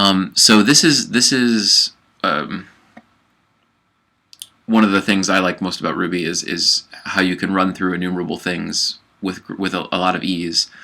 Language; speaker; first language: English; native; English